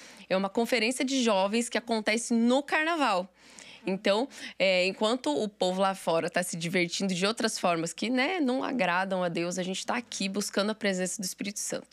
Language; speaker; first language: Portuguese; native; Portuguese